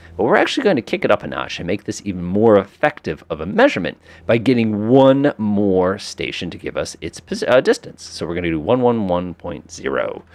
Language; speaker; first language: English; native; English